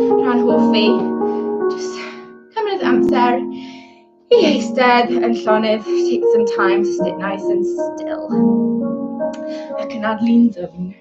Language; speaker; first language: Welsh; non-native, local second language; English